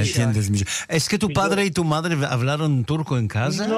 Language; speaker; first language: Spanish; early bilingual, heritage; Ladino